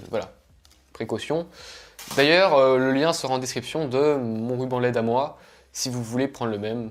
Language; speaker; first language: French; native; French